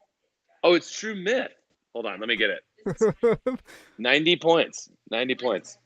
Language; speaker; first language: English; native; English